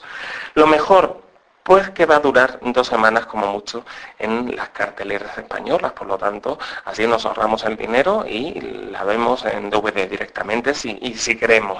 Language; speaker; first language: Spanish; native; Spanish